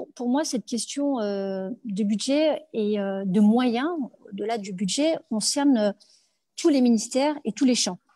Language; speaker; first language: French; native; French